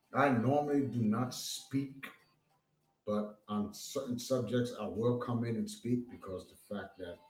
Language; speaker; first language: English; non-native, fluent; Spanish